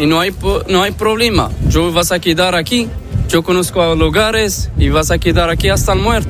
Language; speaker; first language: Spanish; non-native, learner; Arabic